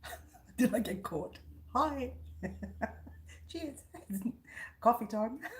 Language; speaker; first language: English; native; English